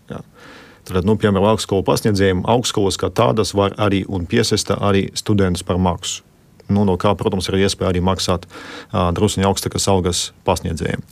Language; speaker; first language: Latvian; non-native, local second language; Russian